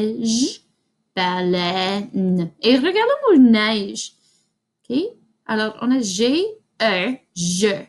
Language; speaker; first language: French; non-native, fluent; English